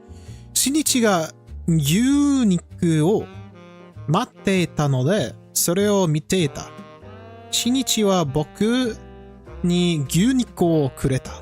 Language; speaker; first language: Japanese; non-native, learner; English